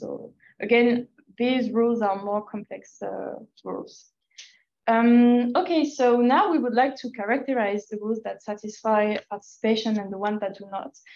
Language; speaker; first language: English; non-native, fluent; French